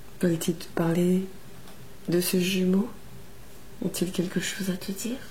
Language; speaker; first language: French; native; French